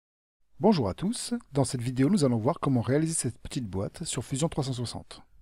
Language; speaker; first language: French; native; French